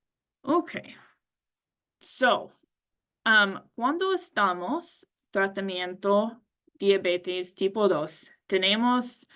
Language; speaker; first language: Spanish; non-native, learner; English